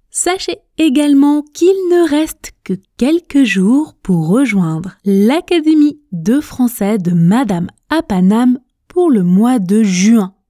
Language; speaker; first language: French; native; French